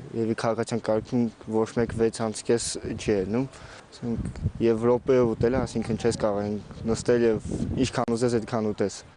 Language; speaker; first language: Armenian; early bilingual, heritage; Armenian